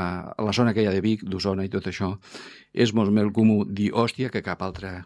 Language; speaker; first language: Catalan; non-native, fluent; Spanish